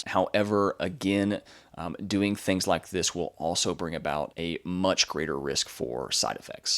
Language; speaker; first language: English; native; English